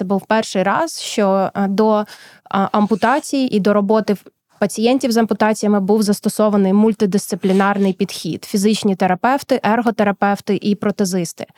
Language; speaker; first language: Ukrainian; early bilingual, heritage; Ukrainian